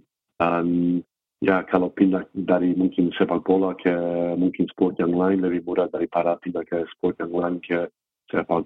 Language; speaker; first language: Indonesian; non-native, fluent; English